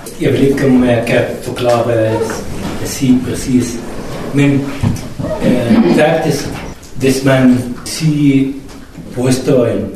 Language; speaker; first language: Danish; non-native, learner; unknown